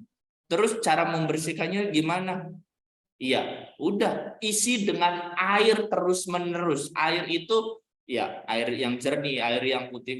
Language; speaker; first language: Indonesian; native; Indonesian